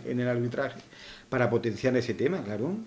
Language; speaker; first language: Spanish; native; Spanish